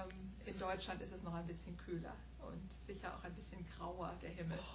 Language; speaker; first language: German; native; German